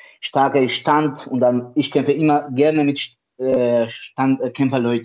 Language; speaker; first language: German; non-native, learner; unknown